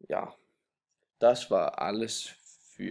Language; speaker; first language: German; non-native, learner; Danish